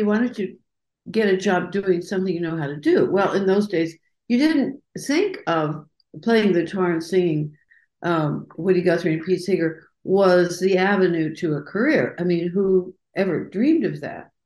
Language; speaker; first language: English; native; English